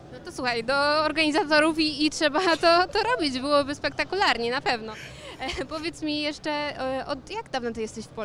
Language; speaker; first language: Polish; native; Polish